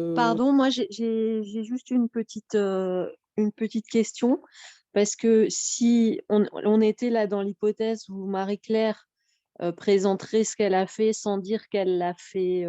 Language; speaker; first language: French; native; French